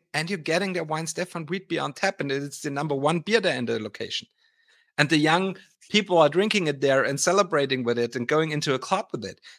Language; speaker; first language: English; non-native, fluent; German